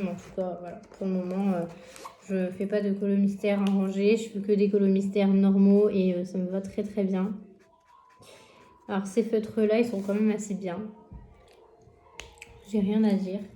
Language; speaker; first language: French; native; French